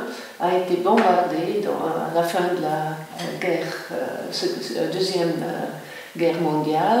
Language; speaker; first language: French; non-native, local second language; German